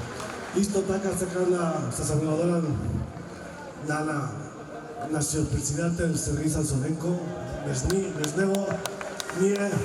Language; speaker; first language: Macedonian; non-native, learner; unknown